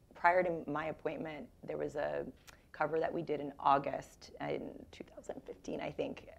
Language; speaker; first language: English; native; English